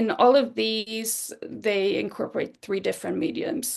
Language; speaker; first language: English; non-native, fluent; Swedish